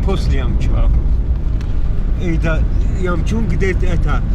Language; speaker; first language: Russian; non-native, local second language; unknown